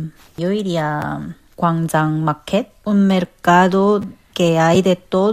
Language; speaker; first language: Spanish; non-native, learner; Korean